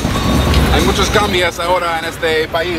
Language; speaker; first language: Spanish; non-native, learner; English